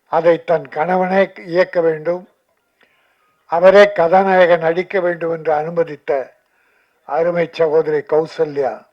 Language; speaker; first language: Tamil; native; Tamil